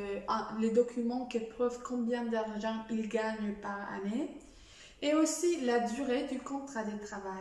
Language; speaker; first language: French; non-native, fluent; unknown